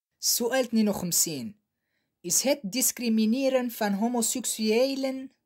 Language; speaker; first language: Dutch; non-native, learner; Arabic